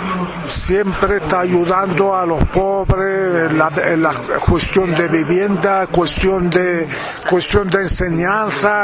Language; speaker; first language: Spanish; non-native, fluent; Arabic